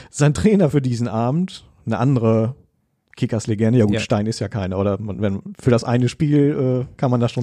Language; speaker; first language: German; native; German